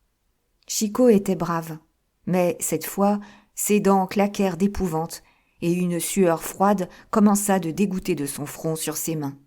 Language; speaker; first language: French; native; French